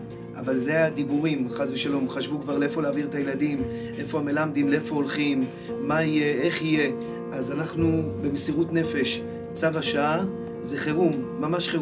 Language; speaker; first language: Hebrew; native; Hebrew